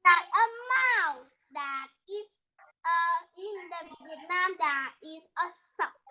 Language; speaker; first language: English; non-native, learner; Vietnamese